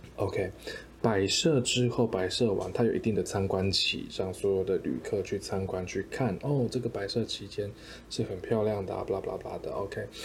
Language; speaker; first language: Chinese; native; Chinese